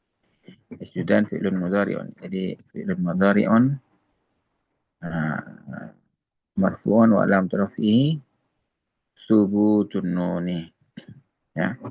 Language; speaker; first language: Arabic; non-native, fluent; Indonesian